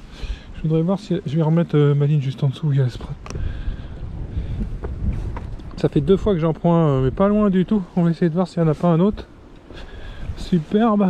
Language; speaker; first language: French; native; French